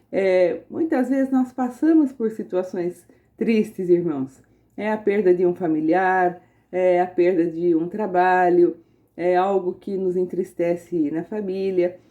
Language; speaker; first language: Portuguese; native; Portuguese